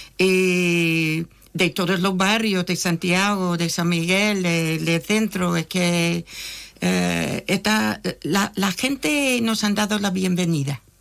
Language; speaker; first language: Spanish; non-native, fluent; English